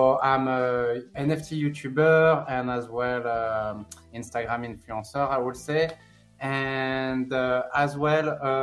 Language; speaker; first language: English; non-native, fluent; French